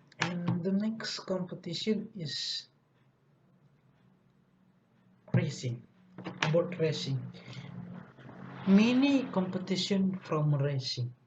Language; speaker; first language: English; non-native, learner; Indonesian